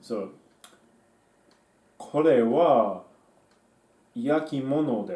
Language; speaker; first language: Japanese; non-native, learner; English